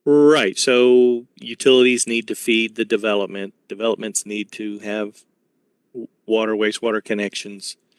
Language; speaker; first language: English; native; English